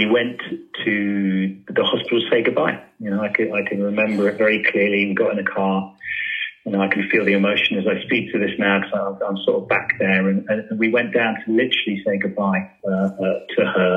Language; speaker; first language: English; native; English